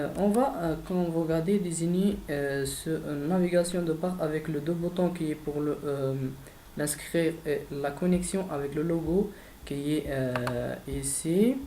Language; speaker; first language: French; non-native, fluent; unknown